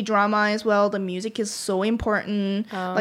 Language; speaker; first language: English; non-native, fluent; Korean